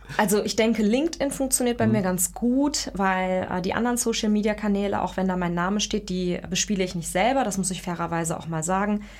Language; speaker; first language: German; early bilingual, other home language; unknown